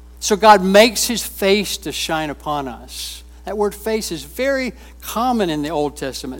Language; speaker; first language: English; native; English